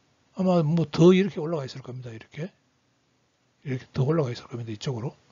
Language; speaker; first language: Korean; native; Korean